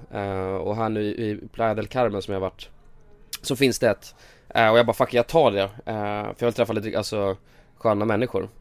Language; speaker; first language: Swedish; native; Swedish